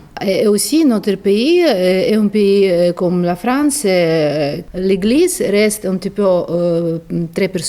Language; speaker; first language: French; non-native, fluent; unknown